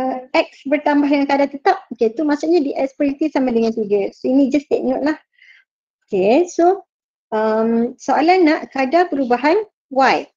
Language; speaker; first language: Malay; native; Malay